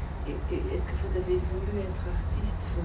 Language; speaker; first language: French; non-native, fluent; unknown